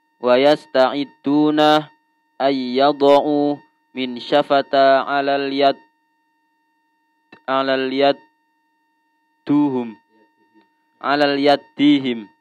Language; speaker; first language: Arabic; non-native, learner; Indonesian